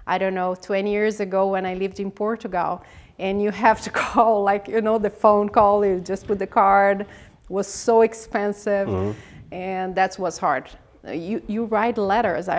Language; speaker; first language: English; non-native, learner; Portuguese